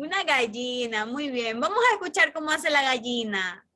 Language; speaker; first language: Spanish; native; Spanish